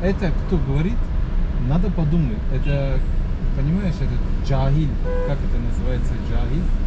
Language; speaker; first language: Russian; non-native, learner; Turkish